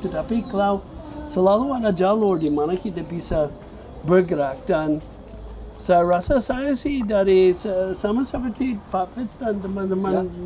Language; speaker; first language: Indonesian; non-native, fluent; English